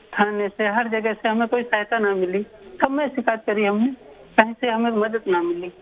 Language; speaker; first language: Hindi; native; Hindi